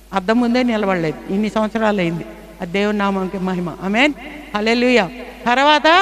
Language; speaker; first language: Telugu; non-native, fluent; Bangla